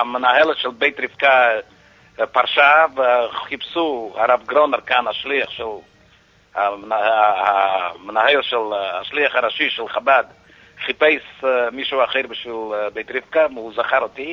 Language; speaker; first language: Hebrew; non-native, fluent; Yiddish